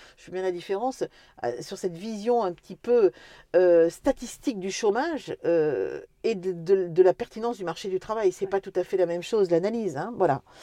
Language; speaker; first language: French; native; French